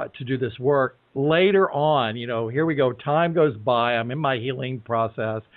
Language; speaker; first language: English; native; English